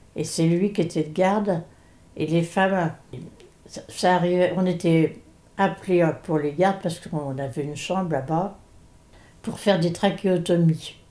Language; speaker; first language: French; native; French